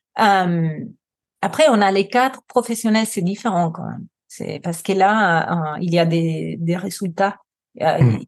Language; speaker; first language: French; non-native, fluent; Spanish